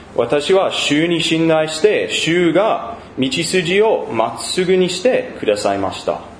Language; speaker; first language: Japanese; non-native, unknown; English